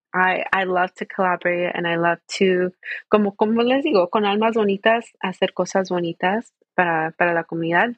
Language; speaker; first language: Spanish; early bilingual, heritage; Spanish